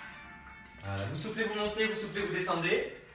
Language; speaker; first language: French; native; French